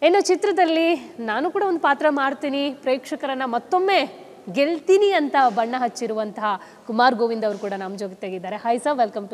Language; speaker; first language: Kannada; native; Kannada